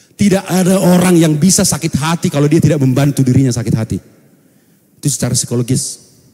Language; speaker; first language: Indonesian; non-native, local second language; Batak Toba